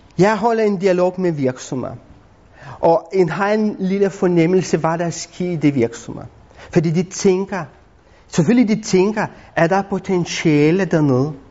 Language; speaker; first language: Danish; non-native, fluent; Lithuanian